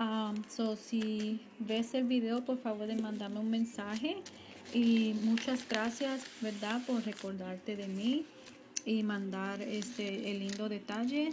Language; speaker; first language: Spanish; early bilingual, heritage; Spanish